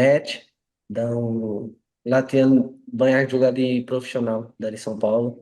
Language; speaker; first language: Indonesian; non-native, learner; Portuguese